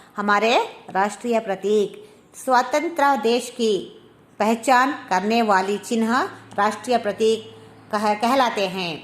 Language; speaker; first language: Hindi; non-native, local second language; Kannada